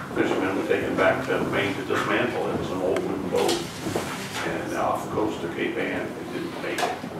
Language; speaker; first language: English; native; English